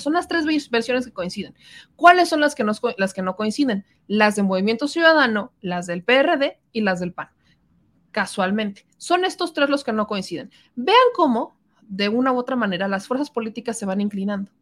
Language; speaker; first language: Spanish; native; Spanish